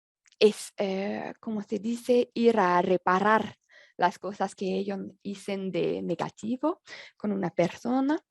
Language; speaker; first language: Spanish; non-native, learner; French